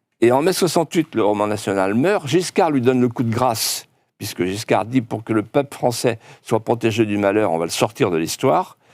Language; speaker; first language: French; non-native, local second language; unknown